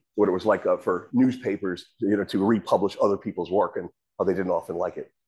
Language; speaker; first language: English; native; English